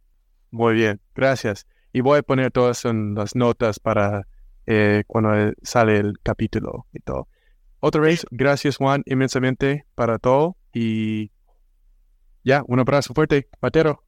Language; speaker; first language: Spanish; non-native, fluent; English